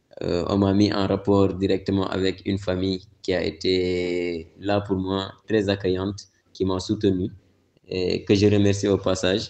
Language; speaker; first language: French; non-native, local second language; Wolof